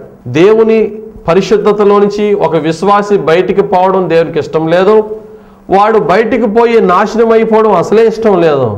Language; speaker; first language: Telugu; native; Telugu